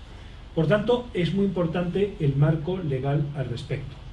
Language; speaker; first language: Spanish; native; Spanish